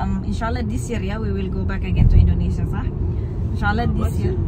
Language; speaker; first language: English; non-native, fluent; Indonesian